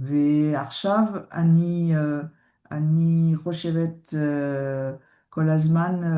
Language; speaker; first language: Hebrew; non-native, learner; French